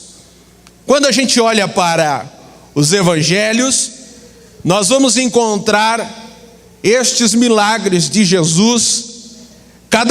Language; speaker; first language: Portuguese; native; Portuguese